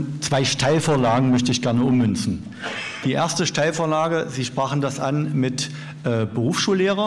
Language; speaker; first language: German; native; German